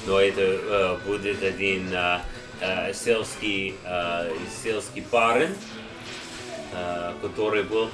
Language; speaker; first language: Russian; non-native, learner; English